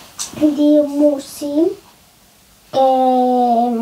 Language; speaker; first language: Indonesian; early bilingual, heritage; Indonesian